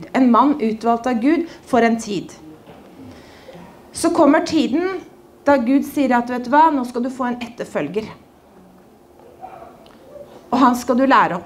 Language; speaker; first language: Norwegian; native; Norwegian